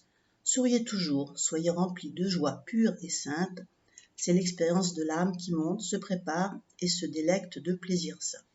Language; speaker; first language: French; native; French